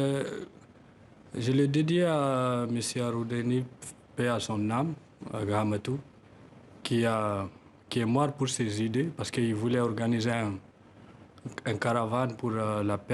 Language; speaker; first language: French; non-native, local second language; Tamasheq